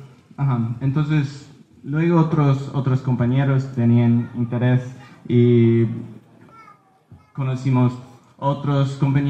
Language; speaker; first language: Spanish; early bilingual, heritage; Spanish